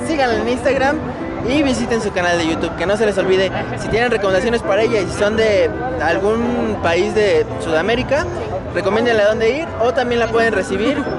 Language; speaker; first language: Spanish; native; Spanish